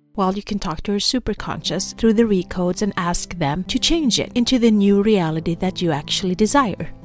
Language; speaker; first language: English; non-native, fluent; Swedish